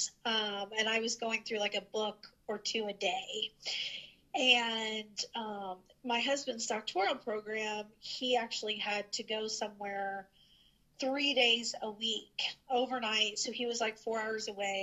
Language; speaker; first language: English; native; English